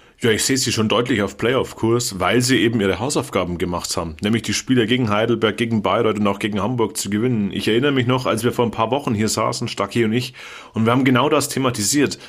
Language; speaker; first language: German; native; German